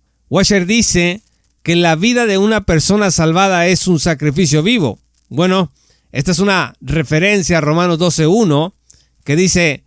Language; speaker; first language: Spanish; native; Spanish